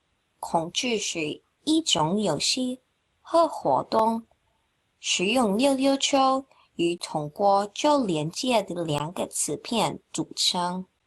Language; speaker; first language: Chinese; non-native, learner; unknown